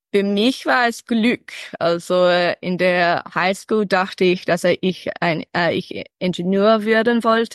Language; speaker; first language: German; early bilingual, heritage; English